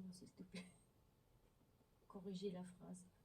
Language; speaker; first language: French; non-native, learner; Mongolian